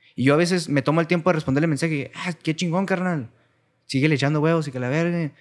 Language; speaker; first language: Spanish; native; Spanish